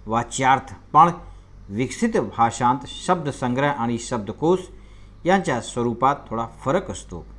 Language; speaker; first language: Marathi; non-native, local second language; Hindi